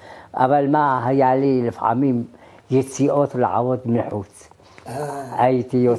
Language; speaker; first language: Hebrew; early bilingual, other home language; Arabic